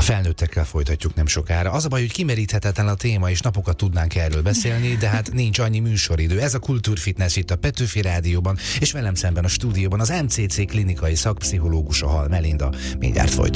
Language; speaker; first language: Hungarian; native; Hungarian